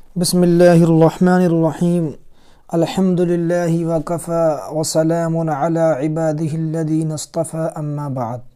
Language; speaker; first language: Urdu; native; Urdu